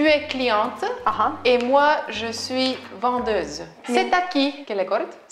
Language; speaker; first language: French; non-native, fluent; Estonian